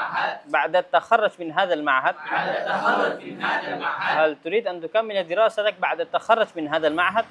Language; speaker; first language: Arabic; non-native, fluent; Indonesian